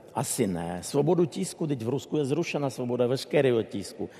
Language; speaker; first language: Czech; non-native, fluent; Ukrainian